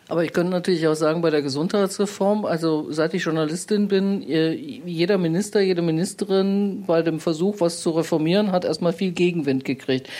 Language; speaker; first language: German; native; German